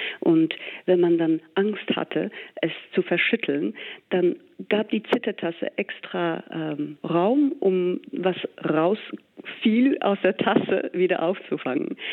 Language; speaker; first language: German; non-native, fluent; English